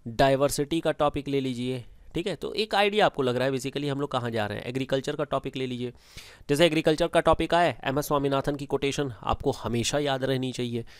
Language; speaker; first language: Hindi; native; Hindi